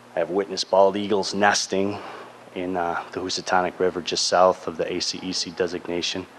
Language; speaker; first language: English; native; English